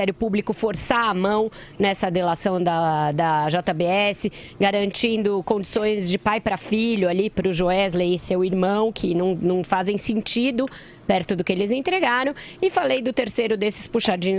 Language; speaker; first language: Portuguese; native; Portuguese